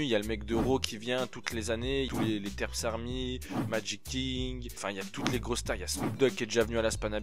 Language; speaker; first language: French; native; French